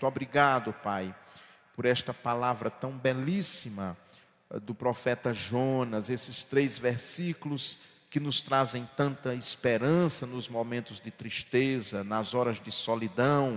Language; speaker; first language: Portuguese; native; Portuguese